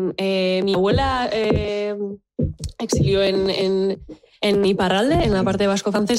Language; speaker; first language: Spanish; native; Spanish